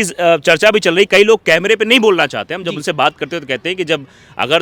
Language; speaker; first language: Hindi; native; Hindi